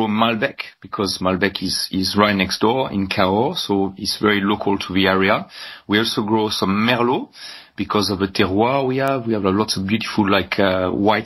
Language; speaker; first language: English; non-native, fluent; French